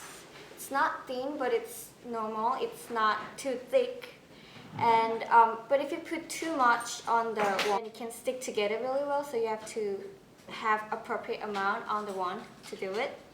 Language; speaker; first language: English; non-native, fluent; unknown